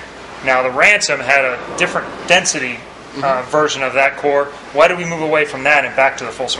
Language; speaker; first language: English; native; English